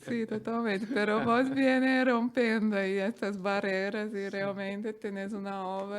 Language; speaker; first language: Spanish; non-native, fluent; Portuguese